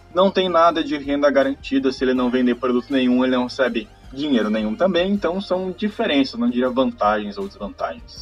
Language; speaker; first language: Portuguese; native; Portuguese